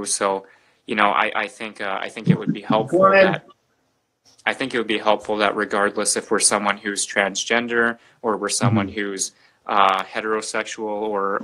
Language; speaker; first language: English; native; English